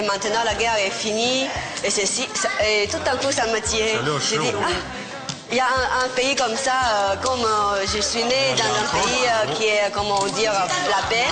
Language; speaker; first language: French; non-native, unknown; Chinese